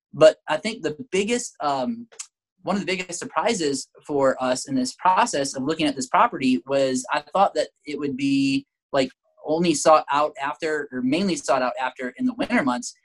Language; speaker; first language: English; native; English